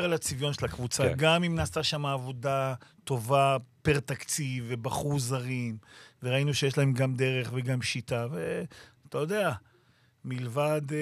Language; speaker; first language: Hebrew; native; Hebrew